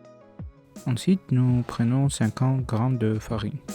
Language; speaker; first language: French; non-native, learner; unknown